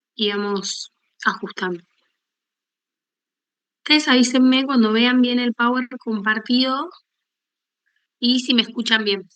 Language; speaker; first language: Spanish; native; Spanish